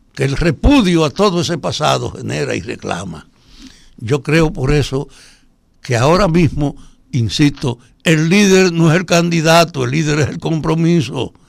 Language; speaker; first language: Spanish; native; Spanish